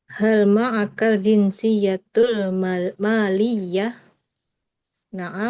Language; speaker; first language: Arabic; non-native, learner; Indonesian